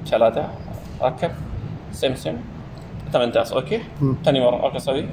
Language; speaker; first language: Arabic; non-native, learner; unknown